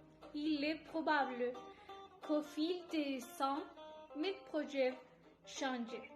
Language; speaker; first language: French; non-native, learner; Spanish